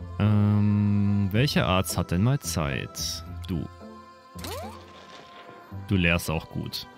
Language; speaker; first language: German; native; German